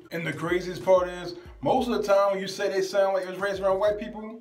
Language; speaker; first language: English; native; English